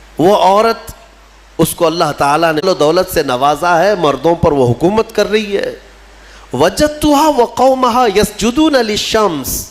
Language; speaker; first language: Urdu; native; Urdu